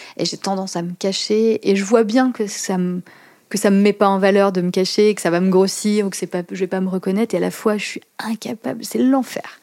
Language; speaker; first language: French; native; French